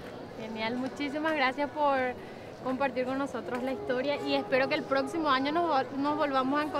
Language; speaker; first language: Spanish; native; Spanish